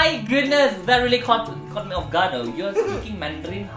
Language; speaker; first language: English; non-native, local second language; Malay